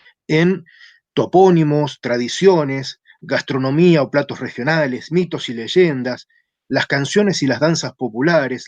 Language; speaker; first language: Spanish; native; Spanish